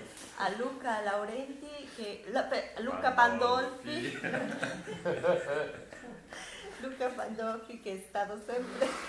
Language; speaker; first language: Italian; non-native, fluent; Spanish